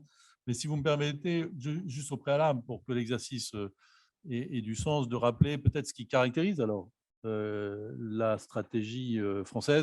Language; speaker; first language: French; native; French